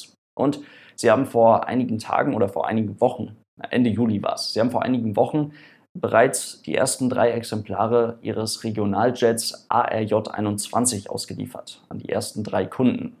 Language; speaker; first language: German; native; German